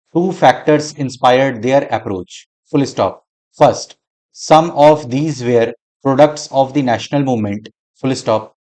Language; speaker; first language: English; non-native, local second language; Hindi